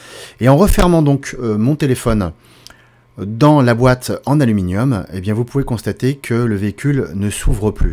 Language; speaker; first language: French; native; French